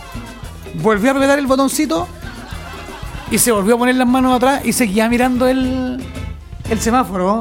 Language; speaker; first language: Spanish; native; Spanish